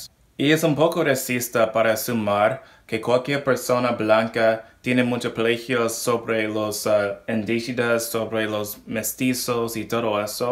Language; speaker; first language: Spanish; non-native, learner; English